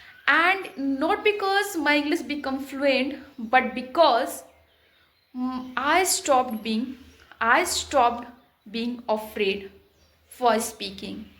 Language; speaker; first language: English; non-native, fluent; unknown